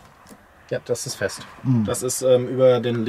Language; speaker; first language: German; native; German